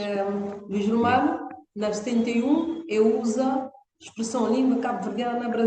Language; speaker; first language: Portuguese; non-native, local second language; Kabuverdianu